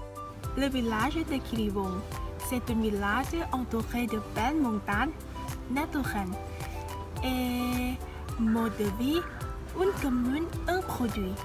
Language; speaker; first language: French; non-native, learner; Thai